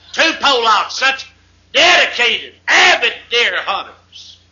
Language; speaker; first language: English; native; English